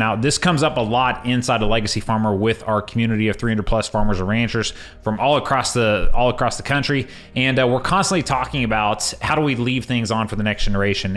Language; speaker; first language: English; native; English